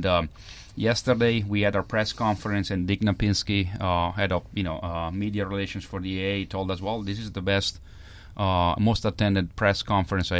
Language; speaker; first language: English; non-native, fluent; Italian